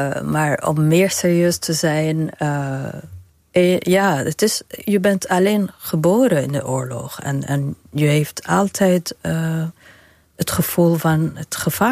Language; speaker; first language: Dutch; non-native, fluent; Arabic